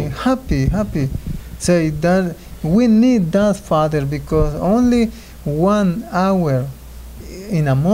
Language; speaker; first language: English; non-native, learner; Spanish